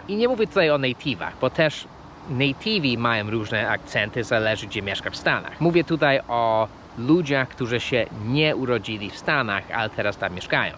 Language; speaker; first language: Polish; non-native, fluent; English